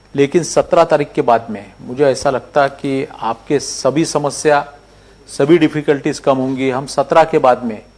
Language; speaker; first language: Hindi; non-native, local second language; Marathi